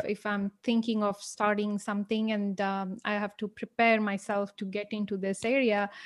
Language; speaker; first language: English; non-native, local second language; Kannada